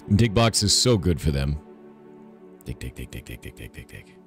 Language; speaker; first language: English; native; English